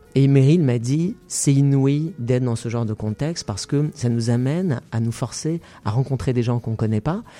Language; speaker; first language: French; native; French